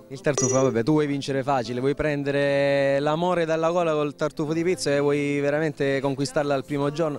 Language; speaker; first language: Italian; native; Italian